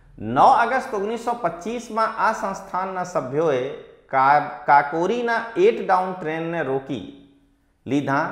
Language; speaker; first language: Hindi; non-native, local second language; Gujarati